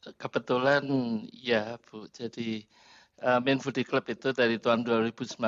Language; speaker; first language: Indonesian; native; Indonesian